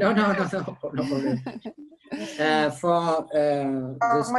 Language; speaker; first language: English; non-native, learner; French